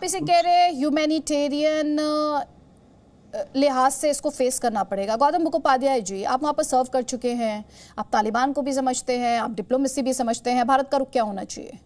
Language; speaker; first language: Hindi; native; Hindi